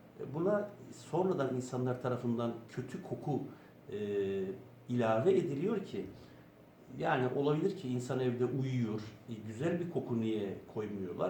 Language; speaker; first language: Turkish; native; Turkish